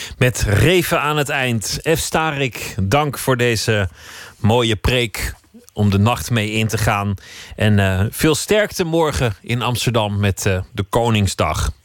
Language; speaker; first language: Dutch; native; Dutch